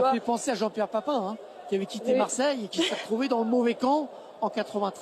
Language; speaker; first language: French; native; French